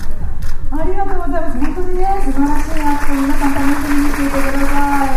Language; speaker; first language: Japanese; native; Japanese